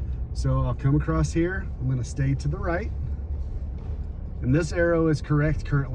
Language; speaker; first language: English; native; English